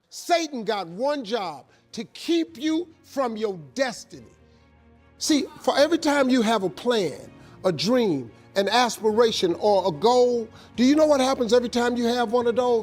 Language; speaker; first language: English; native; English